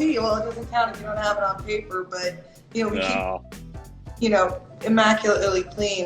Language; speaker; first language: English; native; English